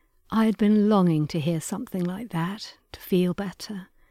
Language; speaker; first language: English; native; English